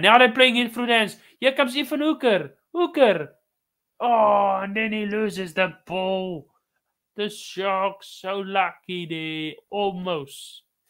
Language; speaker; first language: English; non-native, local second language; Afrikaans